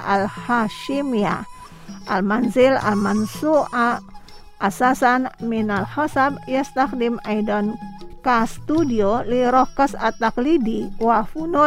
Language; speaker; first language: Arabic; non-native, learner; Indonesian